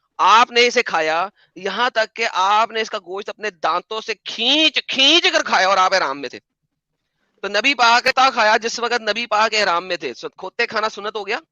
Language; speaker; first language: Urdu; non-native, local second language; Punjabi